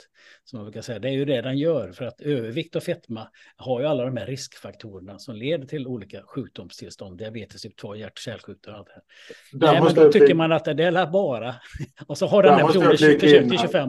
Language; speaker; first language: Swedish; native; Swedish